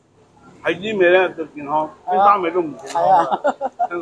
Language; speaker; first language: Cantonese; native; Cantonese